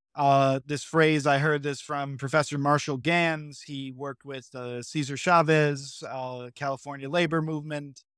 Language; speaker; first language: English; native; English